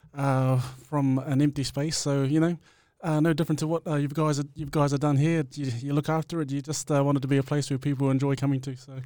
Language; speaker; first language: English; native; English